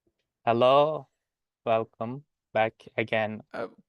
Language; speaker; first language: English; non-native, learner; Turkish